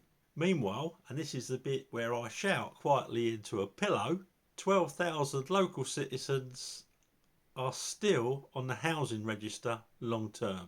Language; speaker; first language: English; native; English